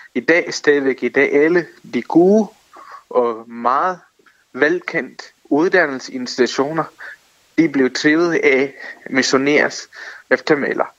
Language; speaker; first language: Danish; non-native, fluent; Tamil